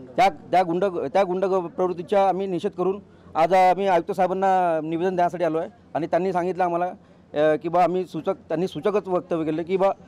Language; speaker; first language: Marathi; native; Marathi